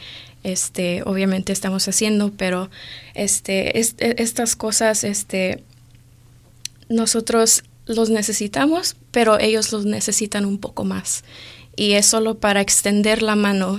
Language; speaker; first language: Spanish; early bilingual, other home language; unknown